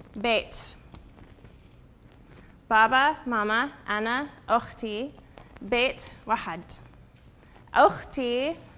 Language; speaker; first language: Arabic; non-native, learner; English